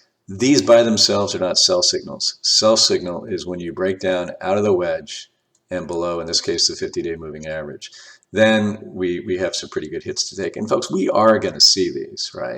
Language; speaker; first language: English; native; English